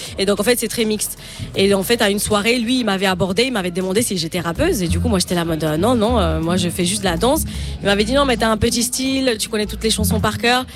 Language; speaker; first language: French; non-native, fluent; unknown